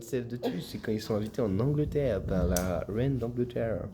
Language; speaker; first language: French; native; French